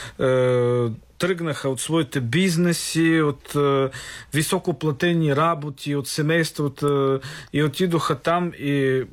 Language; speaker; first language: Bulgarian; non-native, fluent; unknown